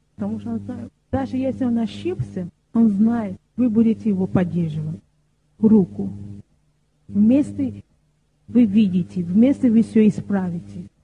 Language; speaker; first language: Russian; non-native, fluent; Yoruba